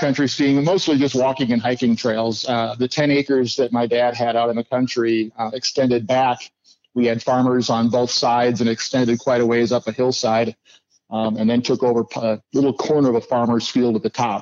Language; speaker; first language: English; native; English